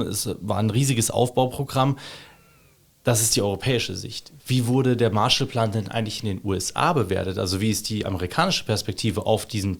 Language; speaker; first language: German; native; German